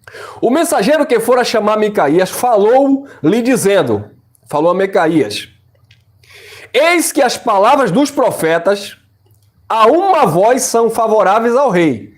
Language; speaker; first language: Portuguese; native; Portuguese